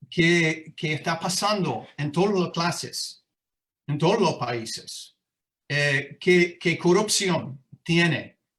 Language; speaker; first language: Spanish; non-native, fluent; English